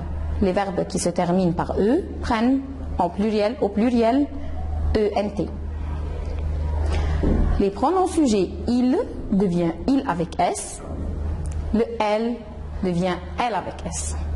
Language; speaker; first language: French; non-native, fluent; Arabic